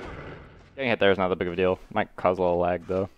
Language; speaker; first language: English; native; English